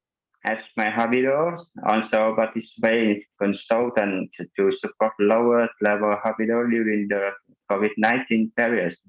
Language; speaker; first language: English; non-native, fluent; Vietnamese